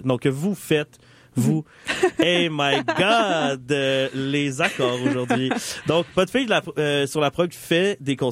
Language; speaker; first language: French; native; French